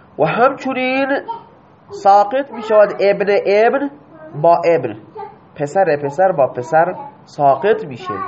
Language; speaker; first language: Persian; non-native, local second language; Baluchi